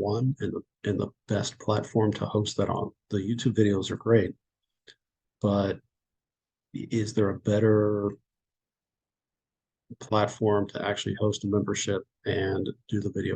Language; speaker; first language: English; native; English